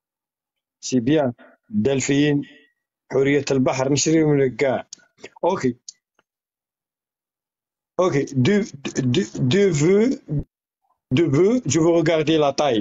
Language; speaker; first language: French; non-native, learner; Arabic